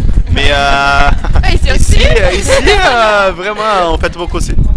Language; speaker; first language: French; non-native, fluent; Portuguese